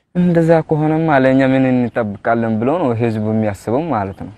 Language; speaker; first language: Amharic; non-native, local second language; Afar